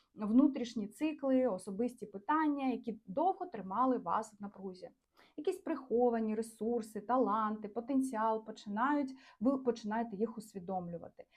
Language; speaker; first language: Ukrainian; non-native, local second language; Russian